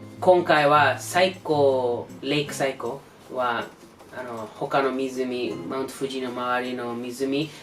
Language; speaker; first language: Japanese; non-native, learner; English